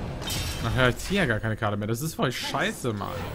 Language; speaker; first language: German; native; German